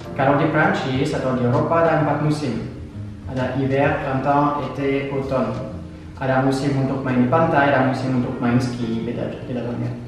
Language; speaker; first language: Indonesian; non-native, fluent; French